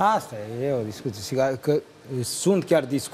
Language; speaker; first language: Romanian; native; Romanian